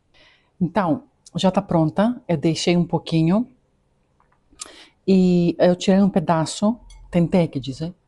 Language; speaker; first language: Portuguese; non-native, fluent; Greek